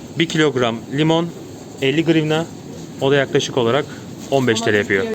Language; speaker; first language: Turkish; native; Turkish